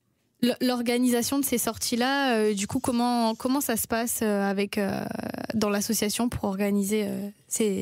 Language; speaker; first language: French; native; French